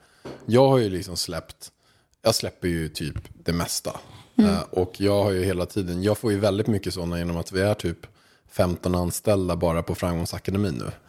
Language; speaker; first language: Swedish; native; Swedish